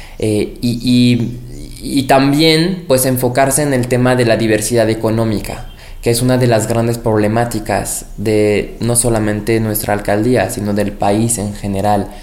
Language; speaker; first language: Spanish; non-native, fluent; French